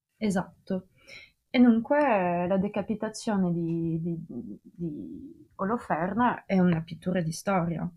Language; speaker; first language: Italian; non-native, fluent; Russian